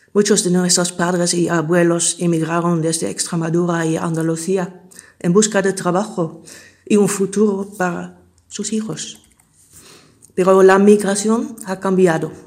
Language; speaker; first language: Spanish; non-native, fluent; Dutch